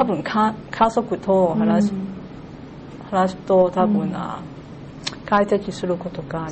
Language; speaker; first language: Japanese; non-native, learner; Cantonese